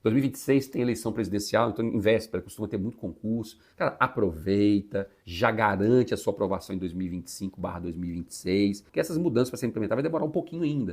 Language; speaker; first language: Portuguese; native; Portuguese